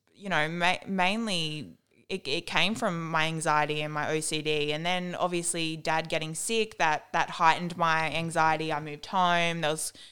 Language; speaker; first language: English; native; English